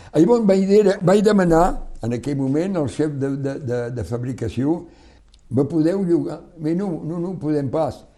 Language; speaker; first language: Catalan; non-native, local second language; French